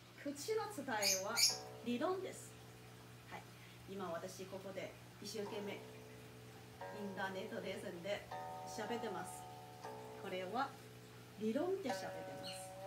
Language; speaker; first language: Japanese; non-native, fluent; Chinese